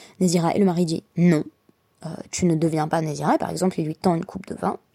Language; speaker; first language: French; native; French